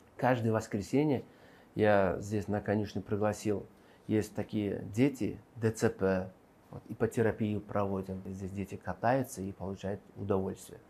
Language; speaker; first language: Russian; non-native, local second language; Uzbek